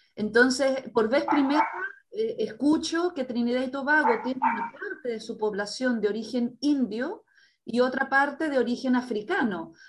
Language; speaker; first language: Spanish; native; Spanish